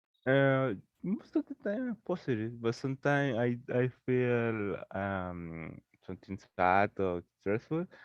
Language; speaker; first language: English; non-native, learner; Spanish